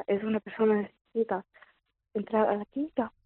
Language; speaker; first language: Spanish; non-native, fluent; Arabic